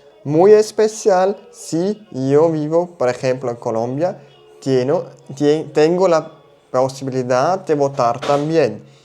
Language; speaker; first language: Spanish; non-native, learner; German